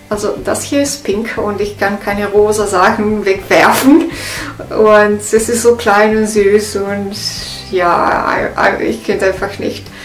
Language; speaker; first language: German; non-native, learner; Italian